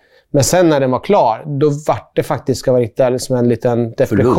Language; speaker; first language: Swedish; early bilingual, other home language; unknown